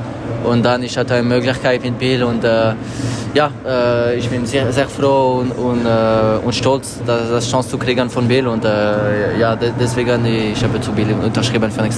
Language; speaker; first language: German; non-native, learner; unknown